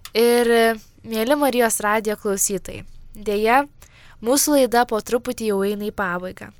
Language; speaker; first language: Lithuanian; native; Lithuanian